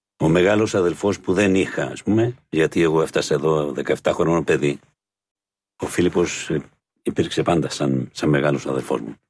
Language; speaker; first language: Greek; non-native, fluent; Spanish